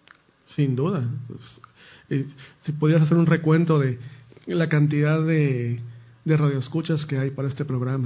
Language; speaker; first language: Spanish; native; Spanish